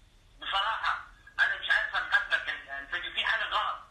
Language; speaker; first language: Arabic; native; Arabic